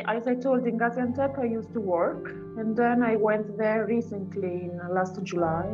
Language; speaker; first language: English; non-native, fluent; Italian